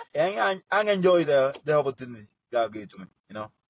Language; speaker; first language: English; non-native, learner; Spanish